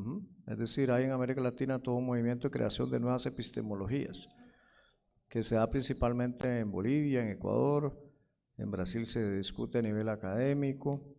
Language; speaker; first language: Spanish; native; Spanish